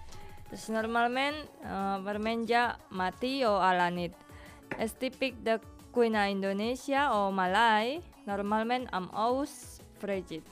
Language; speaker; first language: Catalan; non-native, learner; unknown